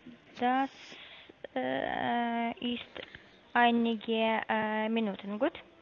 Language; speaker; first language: German; non-native, learner; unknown